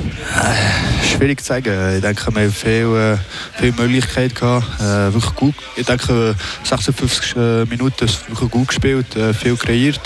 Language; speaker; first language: German; non-native, fluent; French